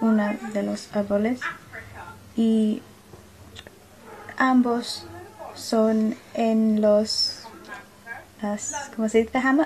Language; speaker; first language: Spanish; non-native, learner; English